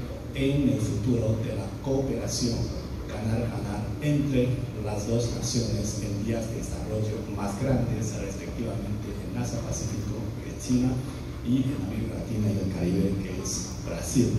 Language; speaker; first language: Spanish; non-native, fluent; Chinese